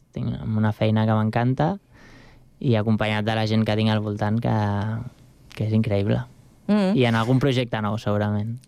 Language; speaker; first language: Catalan; native; Catalan